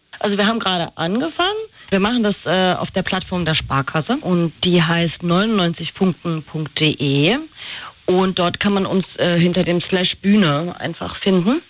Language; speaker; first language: German; native; German